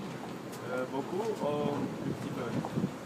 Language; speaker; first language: French; non-native, learner; Dutch